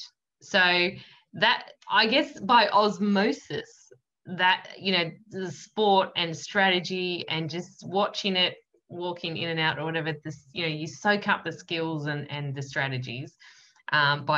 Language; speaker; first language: English; native; English